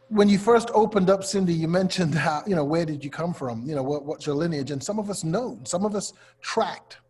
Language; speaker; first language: English; native; English